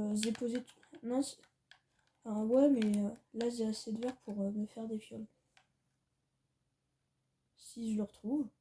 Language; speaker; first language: French; native; French